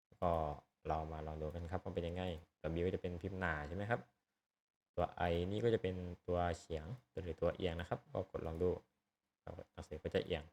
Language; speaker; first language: Thai; native; Thai